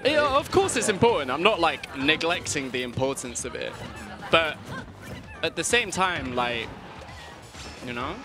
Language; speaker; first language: English; native; English